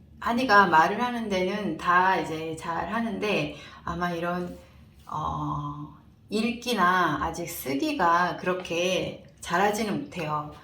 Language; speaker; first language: Korean; native; Korean